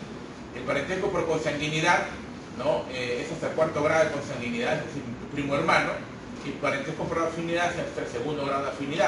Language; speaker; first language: Spanish; native; Spanish